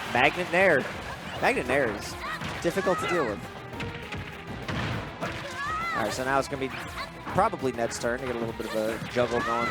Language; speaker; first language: English; native; English